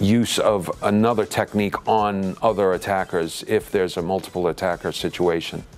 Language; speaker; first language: English; native; English